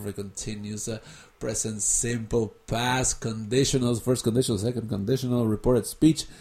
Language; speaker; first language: Spanish; early bilingual, heritage; Spanish